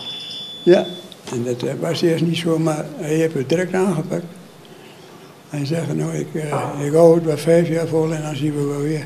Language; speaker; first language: Dutch; native; Dutch